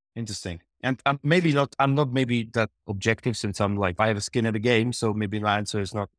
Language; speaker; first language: English; non-native, fluent; Czech